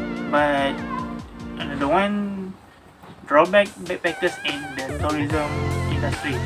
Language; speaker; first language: English; non-native, learner; Malay